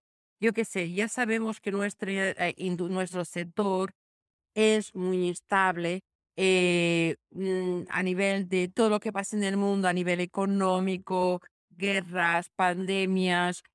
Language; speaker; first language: Spanish; non-native, fluent; Portuguese